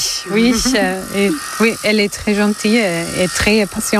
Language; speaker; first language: French; non-native, fluent; German